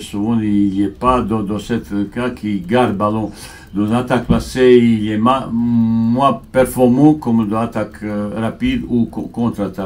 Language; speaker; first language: French; non-native, fluent; Bosnian